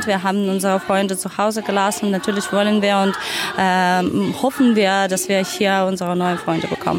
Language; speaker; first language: German; non-native, fluent; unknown